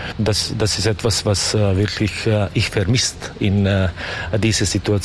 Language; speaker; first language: German; non-native, learner; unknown